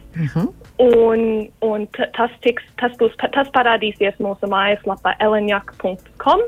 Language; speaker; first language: Latvian; early bilingual, heritage; Latvian